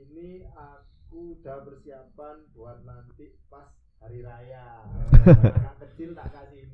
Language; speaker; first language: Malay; non-native, local second language; Javanese